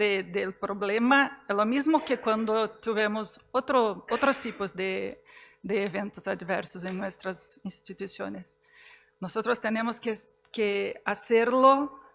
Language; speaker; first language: Spanish; non-native, fluent; Portuguese